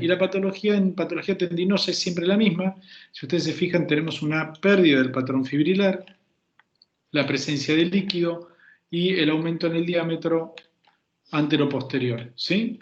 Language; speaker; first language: Spanish; native; Spanish